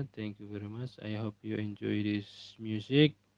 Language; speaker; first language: English; non-native, learner; Indonesian